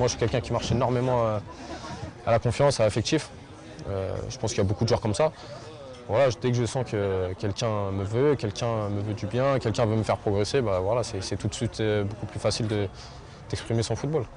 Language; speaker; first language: French; native; French